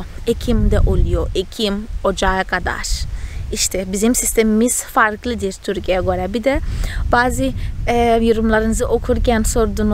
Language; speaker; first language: Turkish; non-native, fluent; Portuguese